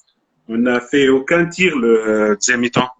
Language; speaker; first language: French; non-native, local second language; Arabic